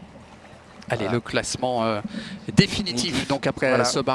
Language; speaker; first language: French; native; French